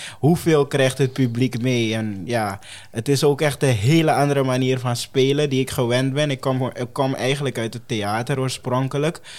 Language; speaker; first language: Dutch; non-native, fluent; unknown